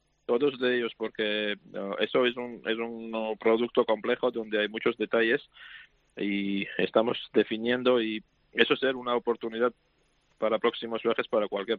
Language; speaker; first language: Spanish; non-native, fluent; Georgian